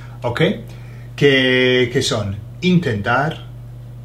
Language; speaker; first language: Spanish; non-native, fluent; English